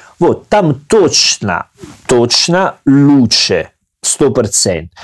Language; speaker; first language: Russian; non-native, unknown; Italian